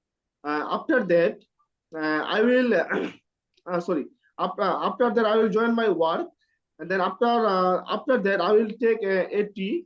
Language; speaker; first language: English; non-native, learner; Bangla